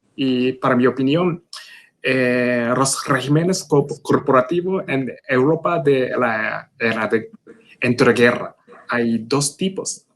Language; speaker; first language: Spanish; non-native, learner; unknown